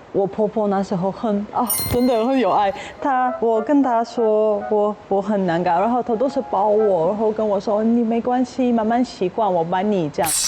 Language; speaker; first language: Chinese; non-native, fluent; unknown